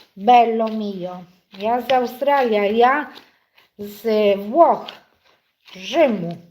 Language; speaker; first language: Polish; native; Polish